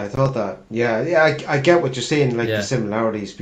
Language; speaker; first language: English; native; English